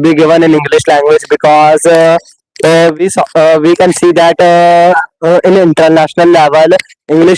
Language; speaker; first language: English; non-native, learner; Hindi